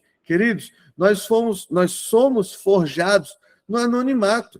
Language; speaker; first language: Portuguese; native; Portuguese